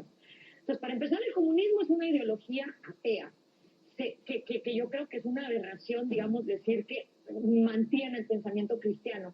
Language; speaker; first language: Spanish; native; Spanish